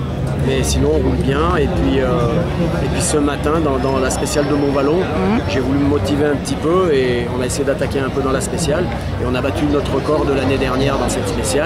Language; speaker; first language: French; native; French